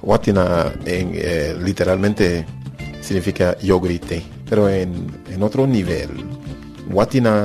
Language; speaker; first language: Spanish; non-native, fluent; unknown